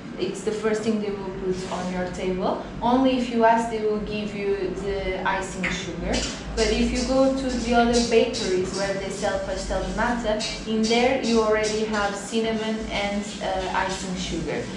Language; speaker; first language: English; non-native, fluent; Portuguese